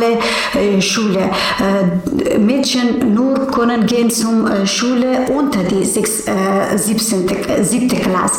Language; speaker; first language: German; non-native, learner; Persian